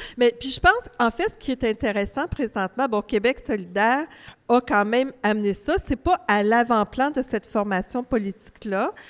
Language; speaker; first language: French; native; French